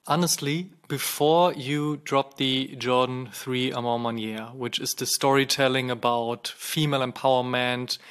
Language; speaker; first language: English; non-native, fluent; German